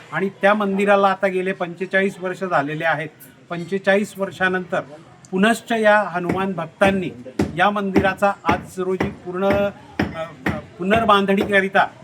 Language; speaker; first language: Marathi; native; Marathi